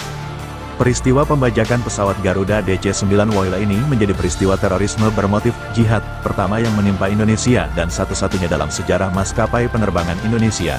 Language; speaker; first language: Indonesian; native; Indonesian